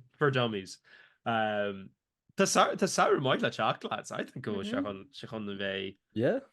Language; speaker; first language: Irish; native; Irish